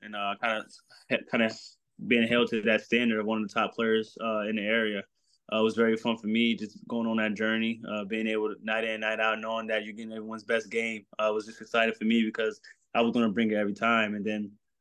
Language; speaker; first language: English; native; English